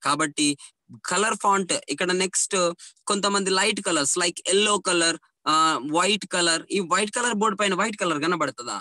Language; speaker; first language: Telugu; native; Telugu